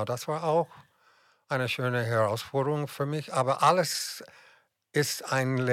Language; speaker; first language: German; non-native, fluent; English